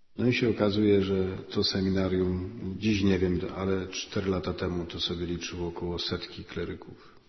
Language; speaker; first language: Polish; native; Polish